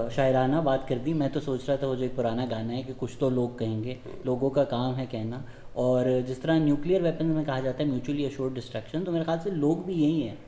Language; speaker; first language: Urdu; native; Urdu